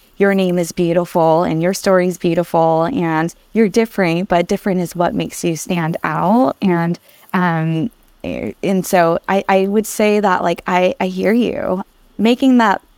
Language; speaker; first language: English; early bilingual, other home language; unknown